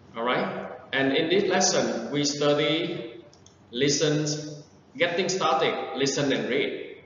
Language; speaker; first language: English; non-native, fluent; Vietnamese